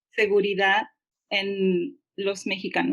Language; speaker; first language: Spanish; early bilingual, heritage; Spanish